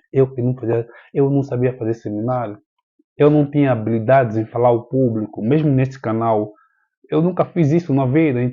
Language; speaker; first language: Portuguese; native; Portuguese